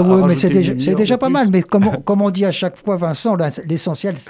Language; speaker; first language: French; native; French